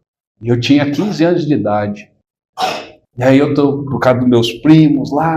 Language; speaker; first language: Portuguese; native; Portuguese